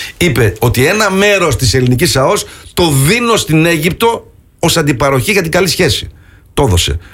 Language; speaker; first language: Greek; early bilingual, heritage; Greek